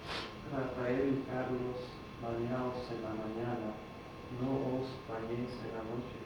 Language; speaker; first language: Spanish; non-native, learner; English